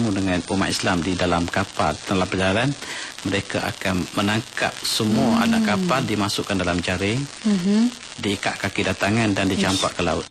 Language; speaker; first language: Malay; native; Malay